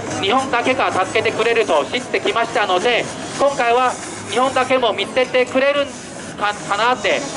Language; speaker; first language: Japanese; non-native, fluent; Chinese